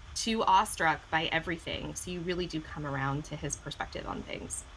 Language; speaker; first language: English; native; English